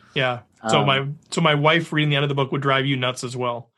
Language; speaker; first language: English; native; English